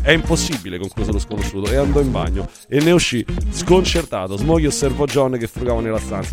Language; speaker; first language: Italian; native; Italian